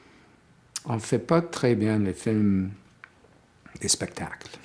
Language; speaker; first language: French; non-native, fluent; English